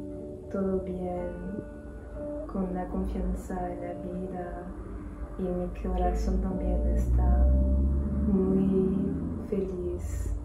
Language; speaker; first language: Spanish; non-native, learner; French